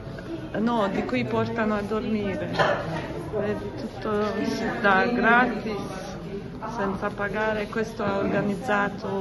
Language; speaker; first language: Italian; non-native, learner; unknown